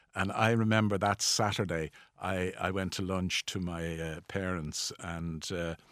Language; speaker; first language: English; native; English